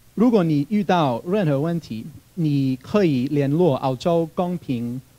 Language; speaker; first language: Chinese; non-native, fluent; English